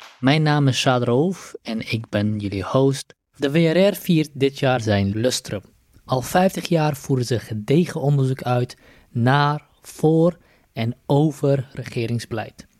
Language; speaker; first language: Dutch; native; Dutch